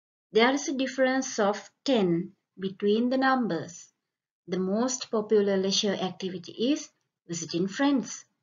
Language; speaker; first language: English; non-native, local second language; Sinhala